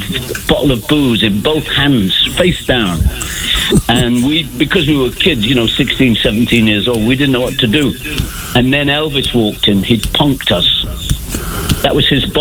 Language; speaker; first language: English; native; English